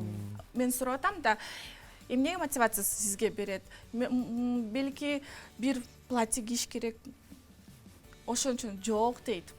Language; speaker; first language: Kyrgyz; non-native, local second language; Russian